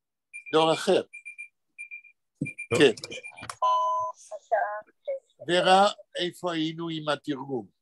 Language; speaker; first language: Hebrew; non-native, fluent; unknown